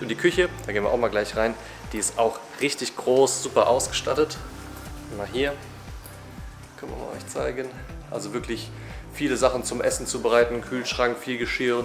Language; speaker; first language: German; native; German